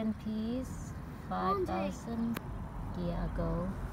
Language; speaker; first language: English; non-native, learner; Thai